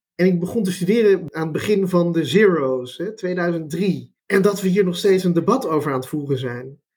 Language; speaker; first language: Dutch; native; Dutch